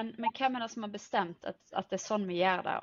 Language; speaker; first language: Norwegian; native; Norwegian